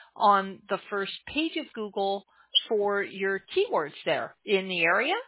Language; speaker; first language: English; native; English